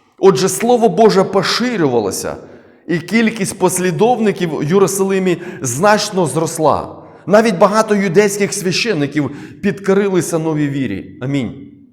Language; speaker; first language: Ukrainian; non-native, local second language; Russian